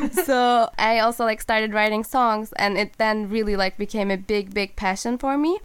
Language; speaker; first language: English; non-native, fluent; Turkish